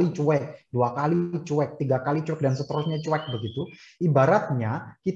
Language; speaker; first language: Indonesian; native; Indonesian